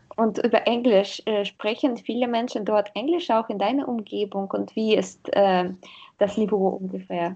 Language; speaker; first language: German; non-native, fluent; Russian